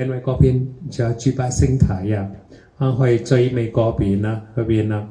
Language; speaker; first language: Cantonese; early bilingual, heritage; Cantonese